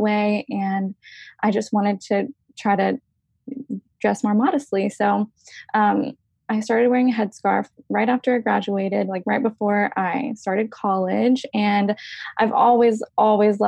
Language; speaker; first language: English; native; English